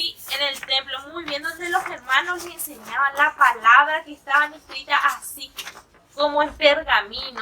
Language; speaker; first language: Spanish; native; Spanish